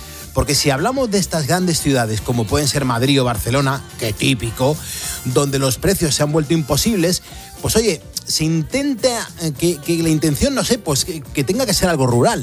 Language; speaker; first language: Spanish; native; Spanish